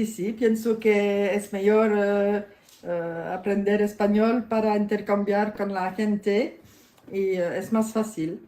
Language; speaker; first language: Spanish; non-native, learner; French